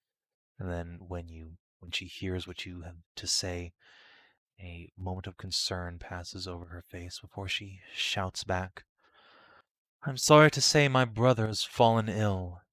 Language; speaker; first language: English; native; English